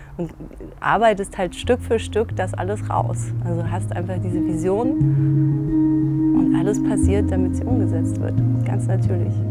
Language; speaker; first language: German; native; German